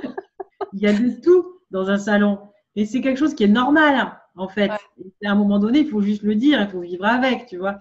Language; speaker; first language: French; native; French